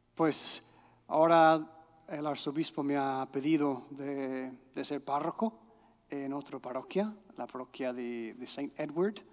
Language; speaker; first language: Spanish; non-native, fluent; English